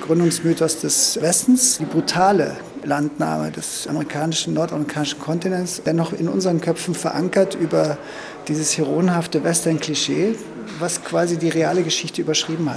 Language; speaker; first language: German; native; German